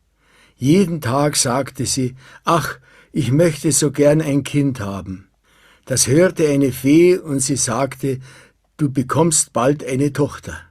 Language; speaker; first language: German; non-native, learner; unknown